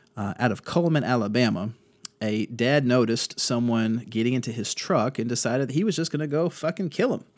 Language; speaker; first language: English; native; English